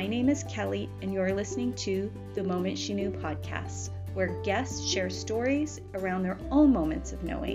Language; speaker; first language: English; native; English